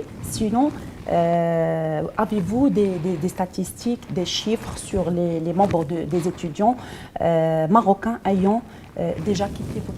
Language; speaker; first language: French; non-native, local second language; Arabic